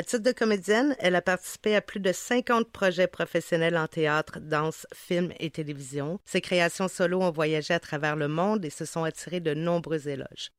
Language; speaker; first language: French; native; French